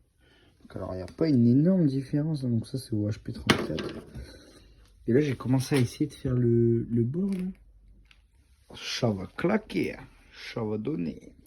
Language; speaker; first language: French; native; French